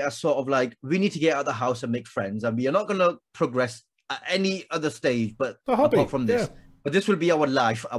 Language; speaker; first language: English; native; English